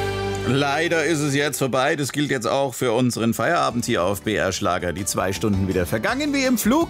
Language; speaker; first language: German; native; German